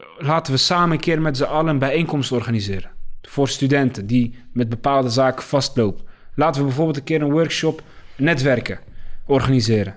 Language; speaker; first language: Dutch; early bilingual, other home language; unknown